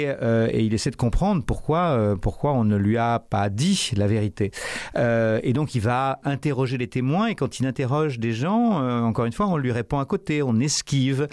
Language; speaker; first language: French; native; French